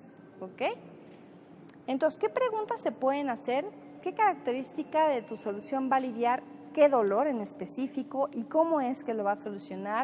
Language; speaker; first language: Spanish; native; Spanish